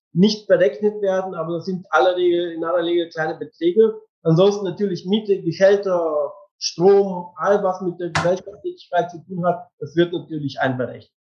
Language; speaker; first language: German; non-native, fluent; Bulgarian